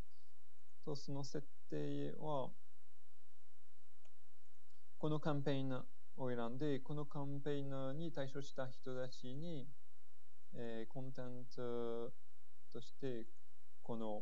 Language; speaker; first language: Japanese; non-native, fluent; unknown